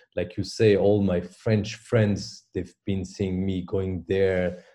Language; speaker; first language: English; non-native, fluent; French